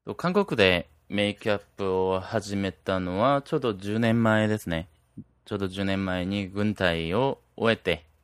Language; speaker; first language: Japanese; non-native, fluent; Korean